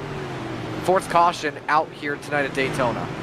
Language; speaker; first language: English; native; English